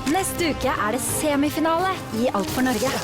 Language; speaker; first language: Norwegian; native; Norwegian